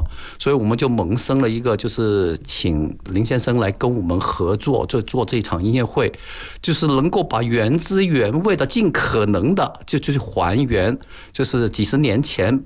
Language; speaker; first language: Chinese; native; Chinese